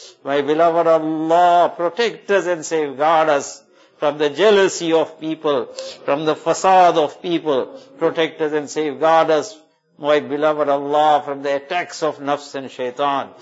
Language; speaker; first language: English; native; English